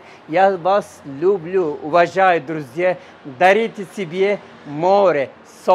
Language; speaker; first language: Russian; non-native, fluent; Turkish